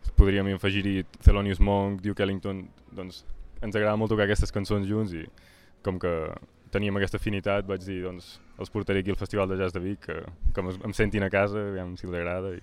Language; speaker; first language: Catalan; native; Catalan